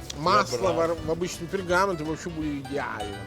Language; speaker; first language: Russian; non-native, fluent; Italian